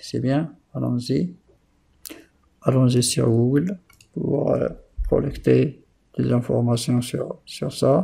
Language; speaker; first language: French; non-native, local second language; Arabic